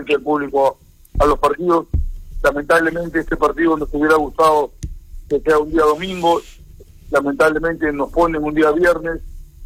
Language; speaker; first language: Spanish; native; Spanish